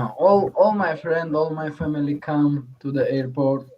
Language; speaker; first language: English; non-native, learner; Uzbek